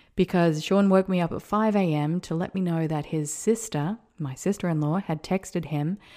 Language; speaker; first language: English; native; English